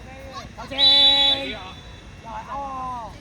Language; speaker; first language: Cantonese; native; Cantonese